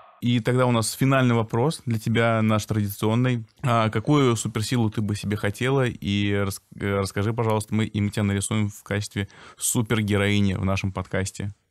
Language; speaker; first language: Russian; native; Russian